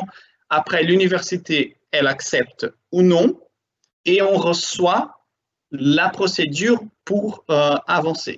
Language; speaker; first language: French; non-native, fluent; Portuguese